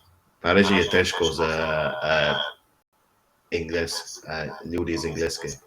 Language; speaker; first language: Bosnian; non-native, learner; English